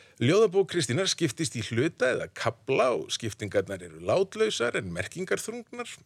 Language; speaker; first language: Icelandic; native; Icelandic